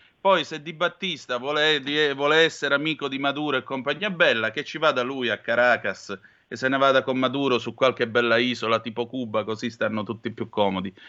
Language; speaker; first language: Italian; native; Italian